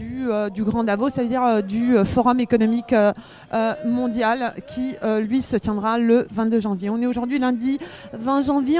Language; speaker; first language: French; native; French